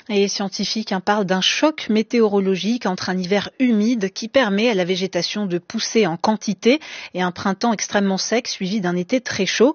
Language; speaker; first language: French; native; French